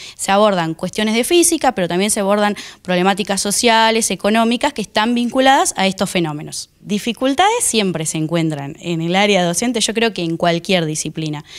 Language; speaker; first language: Spanish; native; Spanish